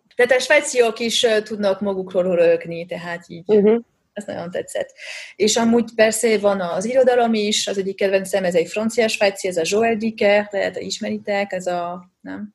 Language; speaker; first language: Hungarian; non-native, fluent; French